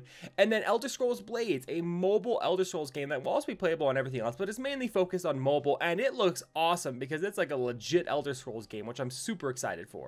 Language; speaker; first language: English; native; English